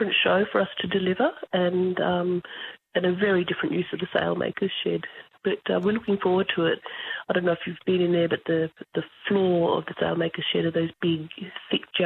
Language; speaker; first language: English; native; English